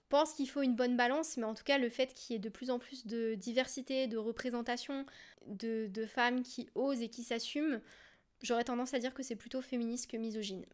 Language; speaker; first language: French; native; French